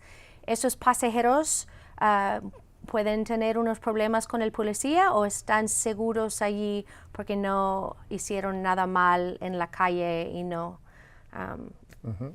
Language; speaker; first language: Spanish; non-native, fluent; English